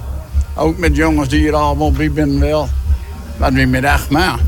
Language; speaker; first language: Dutch; native; Dutch